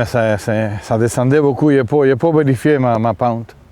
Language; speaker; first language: French; non-native, fluent; Spanish